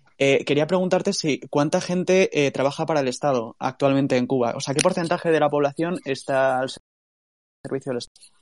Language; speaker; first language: Spanish; native; Spanish